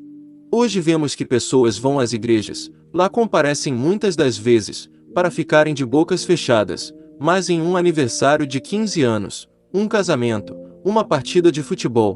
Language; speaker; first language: Portuguese; native; Portuguese